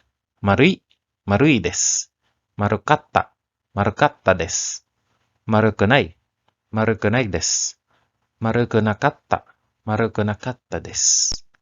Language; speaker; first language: Japanese; non-native, learner; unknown